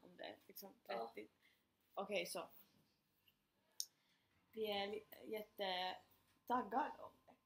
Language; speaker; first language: Swedish; non-native, fluent; Finnish